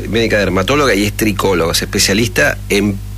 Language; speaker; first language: Spanish; native; Spanish